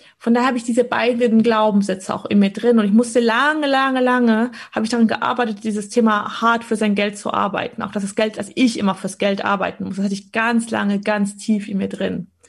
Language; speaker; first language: German; early bilingual, other home language; Polish